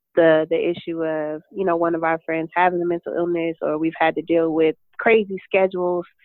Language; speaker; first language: English; native; English